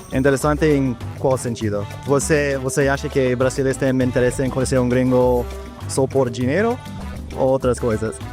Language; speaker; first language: Portuguese; non-native, learner; English